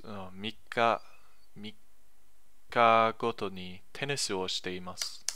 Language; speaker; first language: Japanese; non-native, learner; English